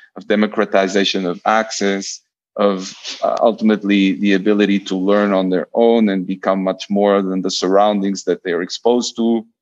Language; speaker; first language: English; non-native, fluent; Portuguese